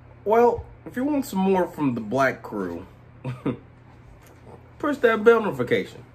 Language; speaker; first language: English; native; English